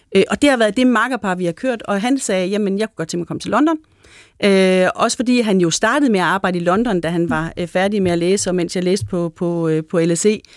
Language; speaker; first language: Danish; native; Danish